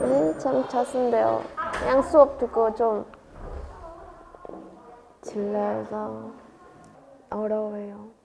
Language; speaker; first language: Korean; non-native, learner; Vietnamese